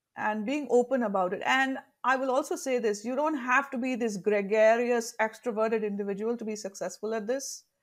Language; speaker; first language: English; non-native, local second language; Tamil